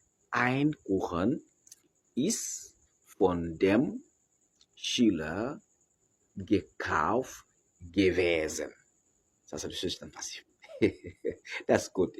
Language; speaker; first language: German; non-native, fluent; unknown